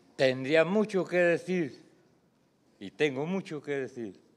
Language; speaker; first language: Spanish; native; Spanish